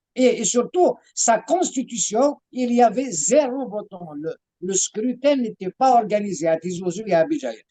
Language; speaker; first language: French; non-native, local second language; Kabyle